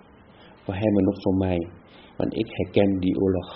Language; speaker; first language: Dutch; non-native, fluent; Vietnamese